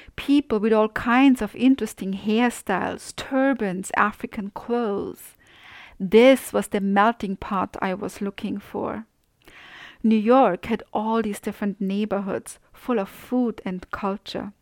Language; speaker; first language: English; non-native, fluent; German